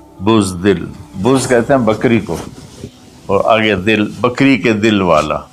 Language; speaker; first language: Urdu; non-native, local second language; Punjabi